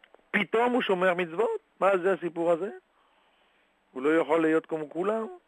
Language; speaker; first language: Hebrew; non-native, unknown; French